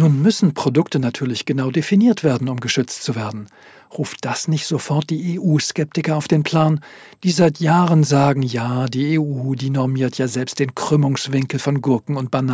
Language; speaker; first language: German; native; German